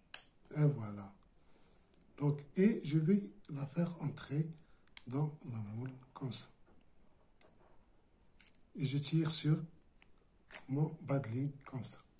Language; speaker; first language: French; non-native, local second language; Arabic